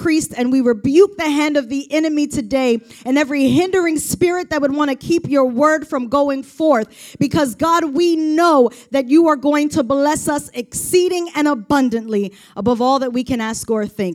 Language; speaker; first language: English; native; English